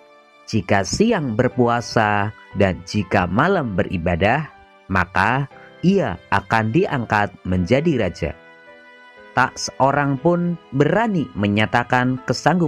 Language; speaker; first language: Indonesian; native; Indonesian